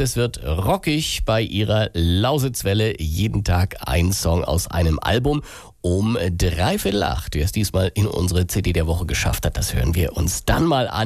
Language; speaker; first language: German; native; German